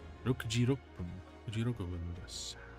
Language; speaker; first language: Japanese; non-native, learner; English